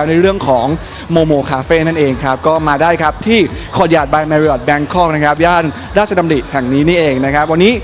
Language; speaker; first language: Thai; native; Thai